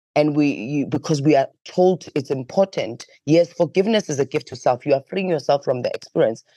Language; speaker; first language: English; non-native, local second language; Zulu